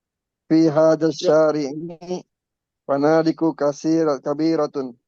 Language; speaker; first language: Arabic; non-native, learner; Indonesian